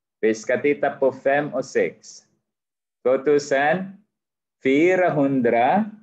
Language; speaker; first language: Swedish; non-native, fluent; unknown